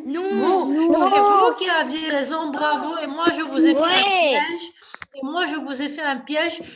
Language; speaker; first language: French; non-native, local second language; Arabic